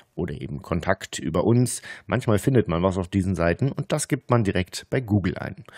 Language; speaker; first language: German; native; German